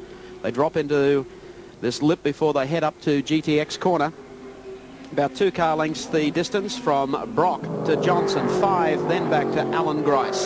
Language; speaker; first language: English; native; English